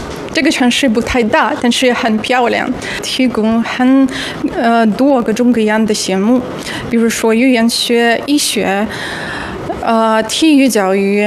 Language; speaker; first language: Chinese; non-native, fluent; Russian